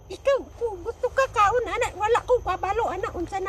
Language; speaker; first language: Cebuano; non-native, local second language; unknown